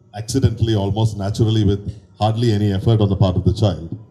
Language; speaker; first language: English; non-native, local second language; Tamil